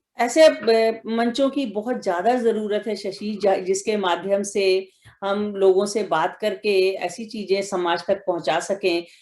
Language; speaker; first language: Hindi; native; Hindi